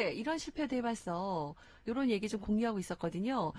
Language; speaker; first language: Korean; native; Korean